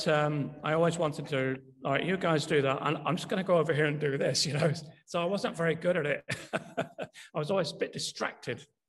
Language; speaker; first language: English; native; English